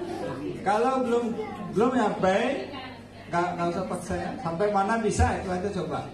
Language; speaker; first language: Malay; non-native, fluent; Bangla